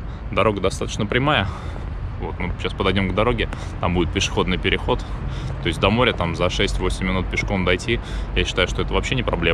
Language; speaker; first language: Russian; native; Russian